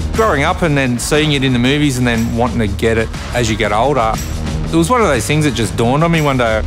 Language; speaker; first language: English; native; English